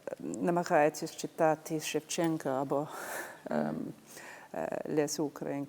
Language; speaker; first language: Ukrainian; non-native, fluent; English